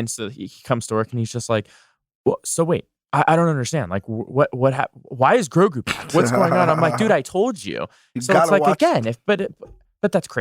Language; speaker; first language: English; native; English